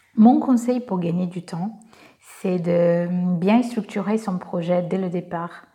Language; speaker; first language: French; non-native, fluent; Portuguese